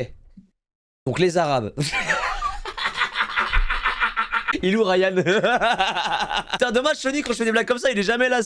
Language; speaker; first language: French; native; French